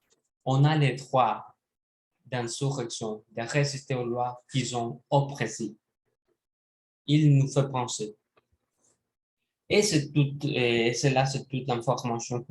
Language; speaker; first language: French; non-native, learner; Spanish